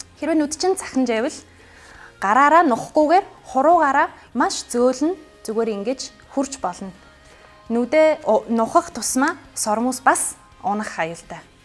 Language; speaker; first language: Mongolian; non-native, fluent; English